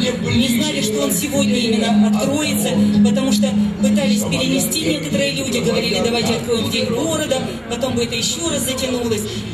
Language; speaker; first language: Russian; native; Russian